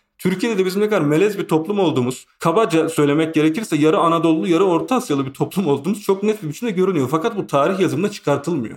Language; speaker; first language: Turkish; native; Turkish